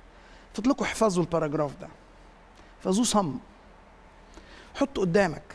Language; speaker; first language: Arabic; native; Arabic